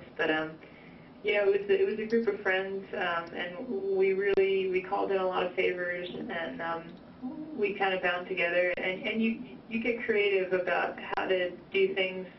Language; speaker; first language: English; native; English